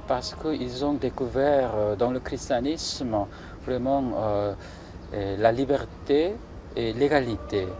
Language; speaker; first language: French; non-native, fluent; Korean